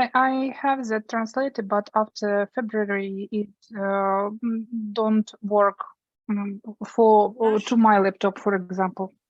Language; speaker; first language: English; non-native, learner; Russian